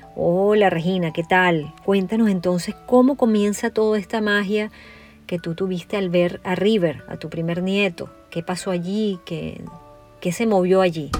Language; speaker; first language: Spanish; native; Spanish